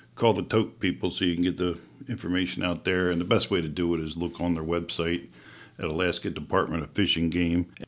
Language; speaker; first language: English; native; English